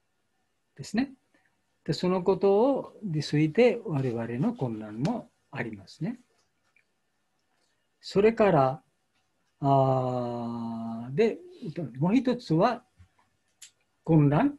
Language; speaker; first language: Japanese; non-native, fluent; Bangla